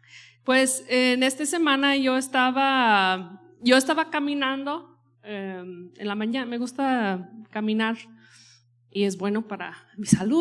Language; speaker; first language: Spanish; non-native, fluent; English